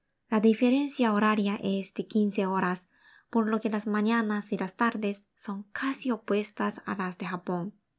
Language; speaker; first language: Spanish; non-native, fluent; Japanese